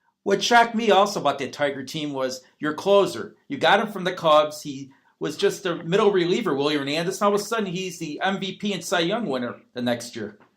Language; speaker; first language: English; native; English